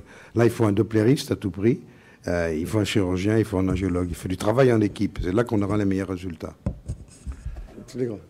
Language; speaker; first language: French; native; French